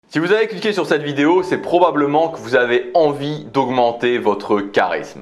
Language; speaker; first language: French; native; French